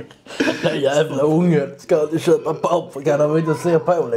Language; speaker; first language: Swedish; native; Swedish